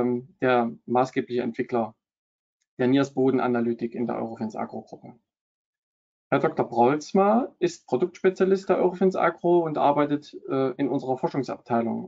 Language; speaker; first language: German; native; German